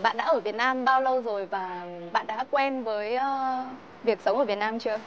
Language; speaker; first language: Vietnamese; native; Vietnamese